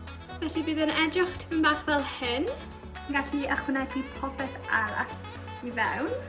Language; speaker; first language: Welsh; non-native, local second language; English